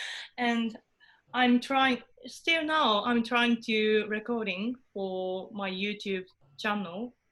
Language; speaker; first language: English; non-native, fluent; Japanese